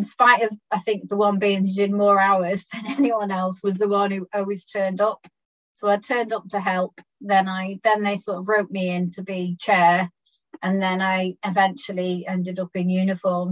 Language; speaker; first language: English; native; English